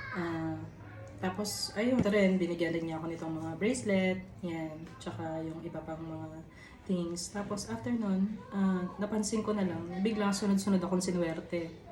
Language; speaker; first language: Filipino; native; Filipino